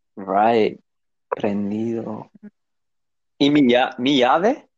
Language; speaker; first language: Spanish; non-native, learner; English